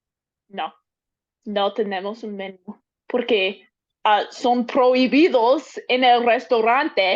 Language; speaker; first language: Spanish; non-native, learner; English